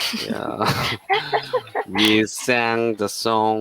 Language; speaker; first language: English; non-native, learner; Korean